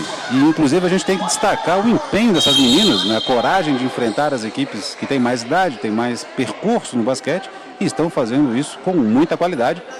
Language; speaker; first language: Portuguese; native; Portuguese